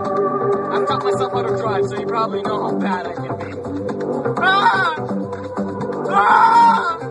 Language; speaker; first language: English; native; English